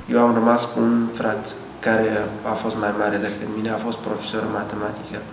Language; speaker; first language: Romanian; non-native, learner; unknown